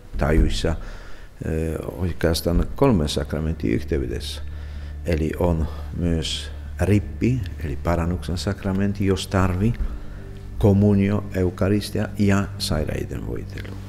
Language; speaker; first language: Finnish; non-native, fluent; Polish